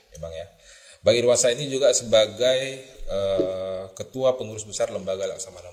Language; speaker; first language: Indonesian; native; Indonesian